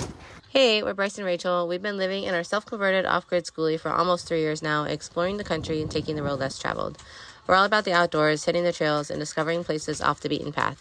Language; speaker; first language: English; native; English